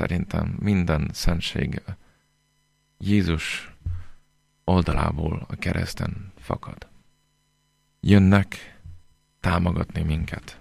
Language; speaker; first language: Hungarian; non-native, fluent; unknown